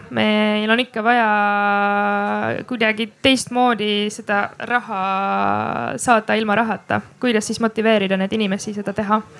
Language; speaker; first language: Estonian; non-native, local second language; Russian